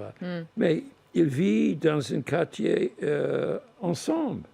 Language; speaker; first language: French; non-native, fluent; English